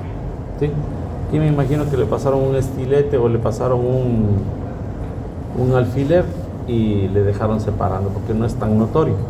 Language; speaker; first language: Spanish; native; Spanish